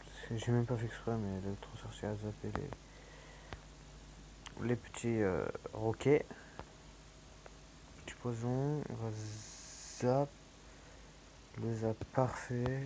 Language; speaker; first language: French; native; French